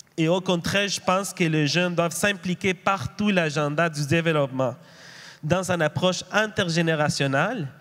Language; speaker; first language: French; non-native, fluent; Spanish